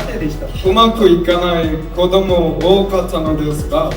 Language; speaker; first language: Japanese; non-native, learner; Korean